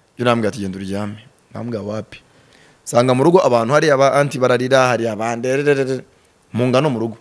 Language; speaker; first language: Kinyarwanda; early bilingual, heritage; Kinyarwanda